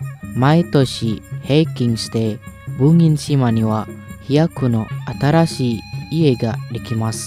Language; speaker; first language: Japanese; non-native, fluent; Indonesian